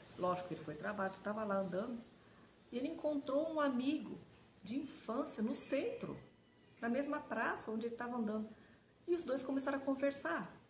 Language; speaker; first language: Portuguese; early bilingual, other home language; Japanese